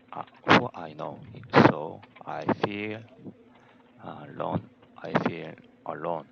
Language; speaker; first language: English; non-native, learner; Korean